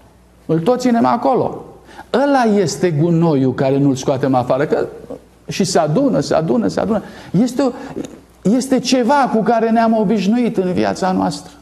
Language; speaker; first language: Romanian; native; Romanian